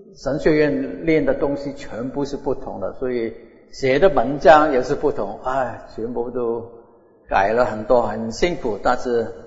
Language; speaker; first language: Chinese; non-native, local second language; Wu Chinese